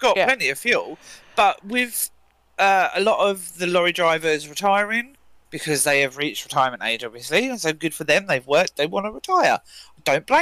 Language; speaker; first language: English; native; English